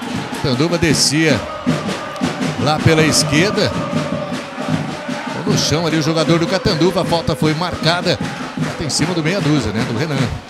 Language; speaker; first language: Portuguese; native; Portuguese